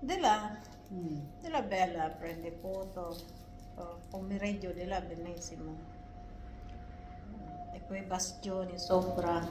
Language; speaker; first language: Italian; non-native, learner; Filipino